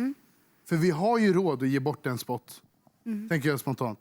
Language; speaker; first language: Swedish; native; Swedish